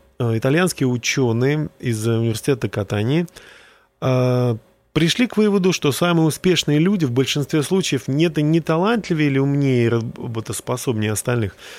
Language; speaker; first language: Russian; native; Russian